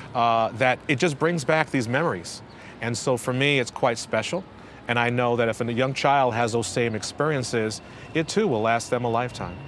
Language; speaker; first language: English; native; English